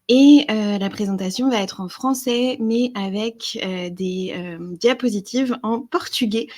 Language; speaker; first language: French; native; French